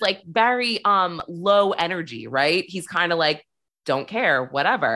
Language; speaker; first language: English; native; English